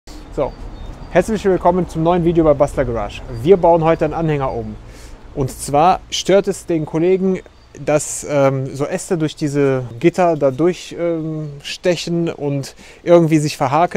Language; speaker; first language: German; native; German